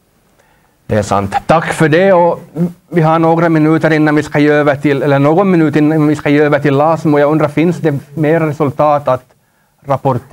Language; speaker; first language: Swedish; native; Swedish